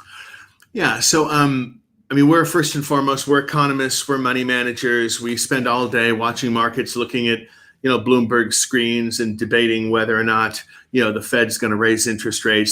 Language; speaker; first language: English; native; English